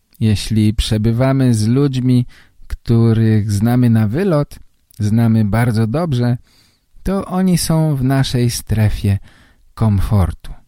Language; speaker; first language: Polish; native; Polish